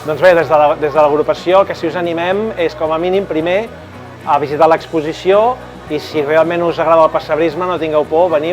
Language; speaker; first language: Catalan; native; Catalan